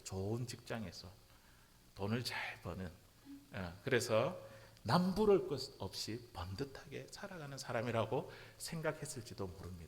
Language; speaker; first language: Korean; native; Korean